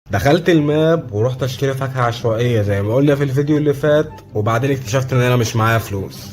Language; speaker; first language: Arabic; native; Arabic